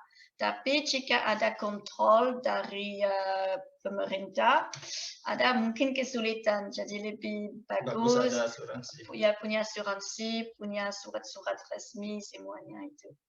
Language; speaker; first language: Indonesian; non-native, fluent; French